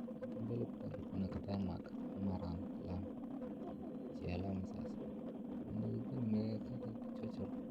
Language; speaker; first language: Swahili; native; Swahili